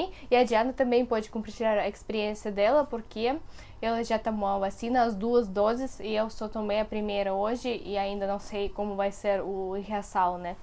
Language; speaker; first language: Portuguese; non-native, fluent; Russian